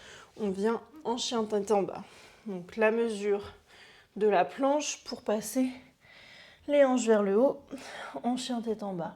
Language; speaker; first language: French; native; French